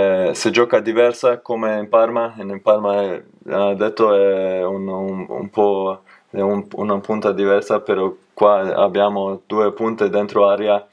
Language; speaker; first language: Italian; non-native, learner; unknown